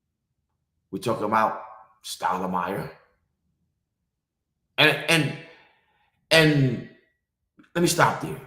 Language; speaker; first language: English; native; English